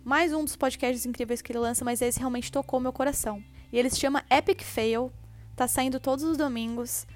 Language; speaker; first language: Portuguese; native; Portuguese